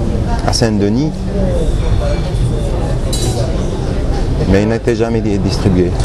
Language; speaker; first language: French; non-native, local second language; Arabic